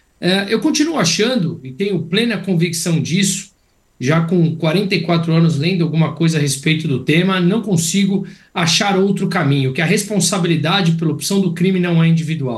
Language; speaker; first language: Portuguese; native; Portuguese